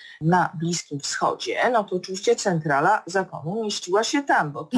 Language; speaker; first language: Polish; native; Polish